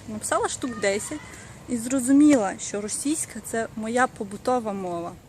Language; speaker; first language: Ukrainian; non-native, local second language; Russian